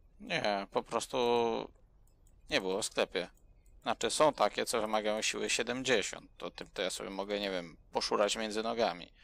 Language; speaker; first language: Polish; native; Polish